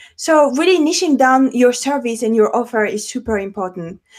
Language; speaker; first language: English; non-native, fluent; French